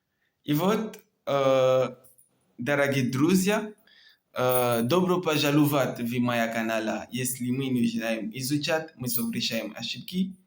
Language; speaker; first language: Russian; non-native, learner; French